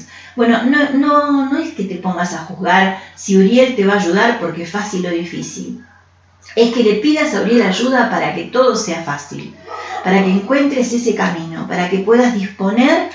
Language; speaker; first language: Spanish; native; Spanish